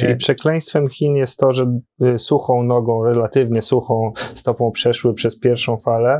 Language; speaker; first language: Polish; native; Polish